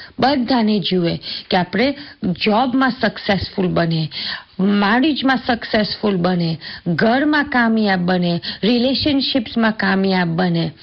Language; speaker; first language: Gujarati; early bilingual, heritage; Gujarati